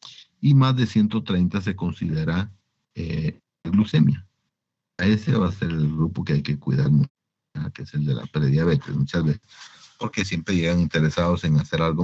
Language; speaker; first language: Spanish; native; Spanish